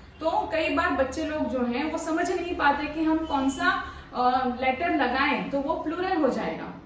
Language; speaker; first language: Hindi; non-native, local second language; Marathi